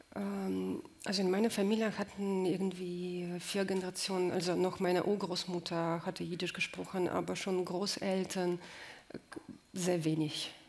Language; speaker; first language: German; non-native, fluent; Russian